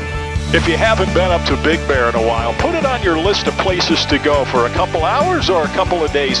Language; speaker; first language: English; native; English